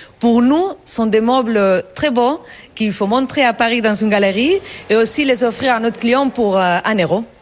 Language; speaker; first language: French; non-native, fluent; Spanish